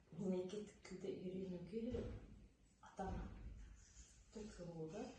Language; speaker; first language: Kazakh; non-native, local second language; Ukrainian